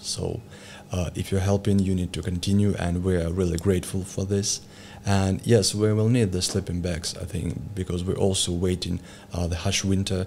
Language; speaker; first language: English; non-native, learner; Ukrainian